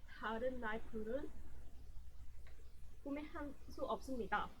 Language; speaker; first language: Korean; non-native, learner; Vietnamese